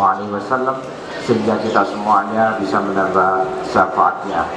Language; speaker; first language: Indonesian; native; Indonesian